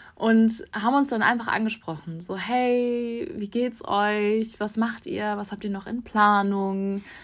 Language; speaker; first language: German; native; German